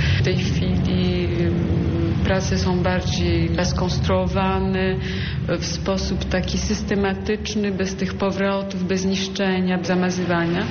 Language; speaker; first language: Polish; early bilingual, heritage; Polish